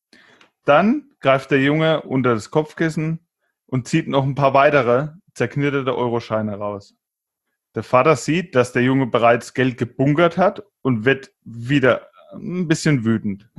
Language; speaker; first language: German; native; German